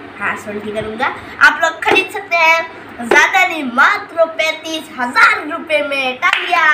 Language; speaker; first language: Hindi; non-native, local second language; Assamese